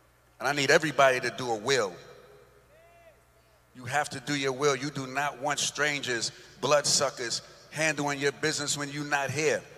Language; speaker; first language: English; native; English